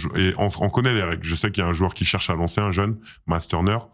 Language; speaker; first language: French; native; French